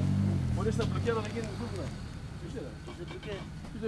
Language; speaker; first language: Greek; native; Greek